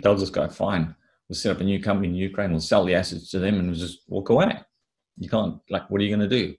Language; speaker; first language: English; native; English